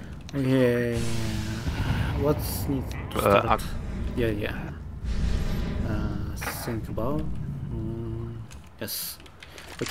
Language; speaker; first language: English; non-native, learner; Russian